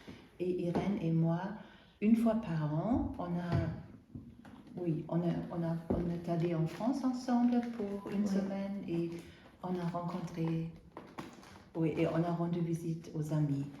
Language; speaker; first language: French; non-native, fluent; German